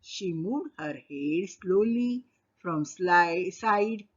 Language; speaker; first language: English; non-native, local second language; Marathi